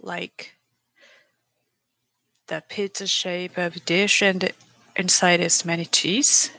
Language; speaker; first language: English; non-native, learner; Japanese